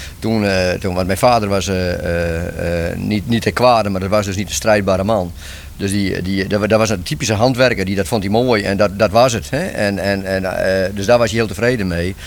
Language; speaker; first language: Dutch; non-native, local second language; Western Frisian